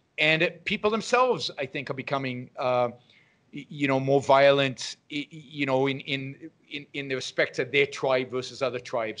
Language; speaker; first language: English; non-native, fluent; Hebrew